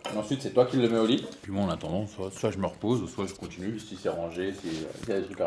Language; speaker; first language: French; native; French